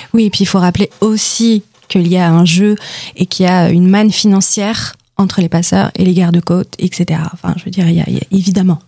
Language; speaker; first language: French; native; French